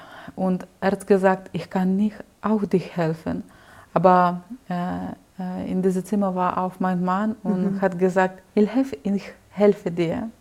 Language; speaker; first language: German; non-native, learner; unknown